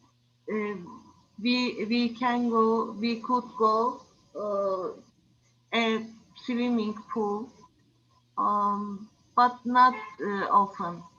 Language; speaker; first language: English; non-native, learner; Turkish